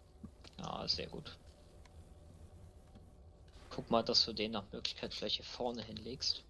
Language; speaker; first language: German; native; German